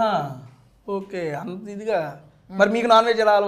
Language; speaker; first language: Telugu; native; Telugu